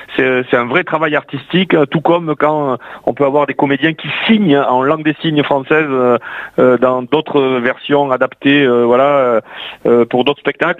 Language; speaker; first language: French; native; French